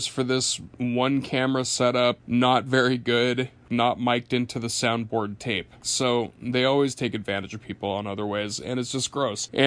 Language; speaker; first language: English; native; English